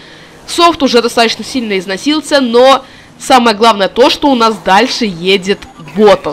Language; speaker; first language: Russian; native; Russian